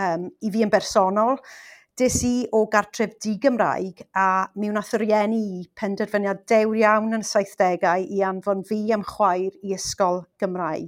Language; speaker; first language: Welsh; non-native, local second language; English